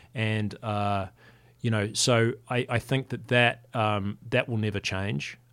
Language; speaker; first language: English; native; English